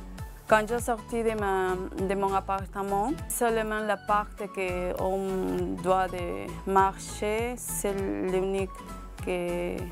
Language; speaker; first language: French; non-native, learner; Spanish